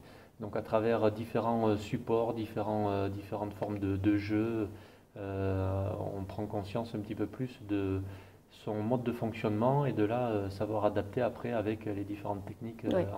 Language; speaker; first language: French; native; French